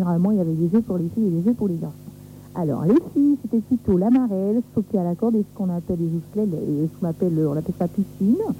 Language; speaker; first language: French; native; French